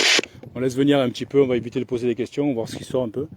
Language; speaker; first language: French; native; French